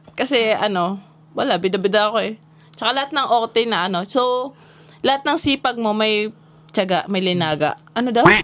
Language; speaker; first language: Filipino; native; Filipino